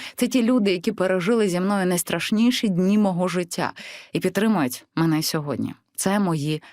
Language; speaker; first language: Ukrainian; native; Ukrainian